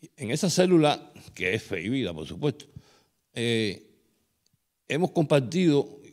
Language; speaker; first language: Spanish; native; Spanish